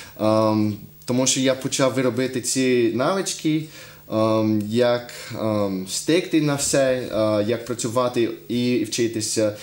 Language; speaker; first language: Ukrainian; non-native, fluent; English